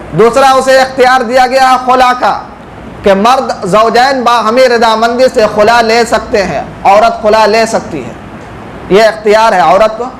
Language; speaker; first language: Urdu; native; Urdu